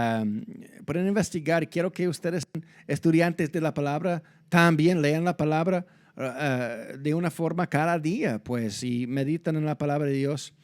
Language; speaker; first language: Spanish; non-native, fluent; English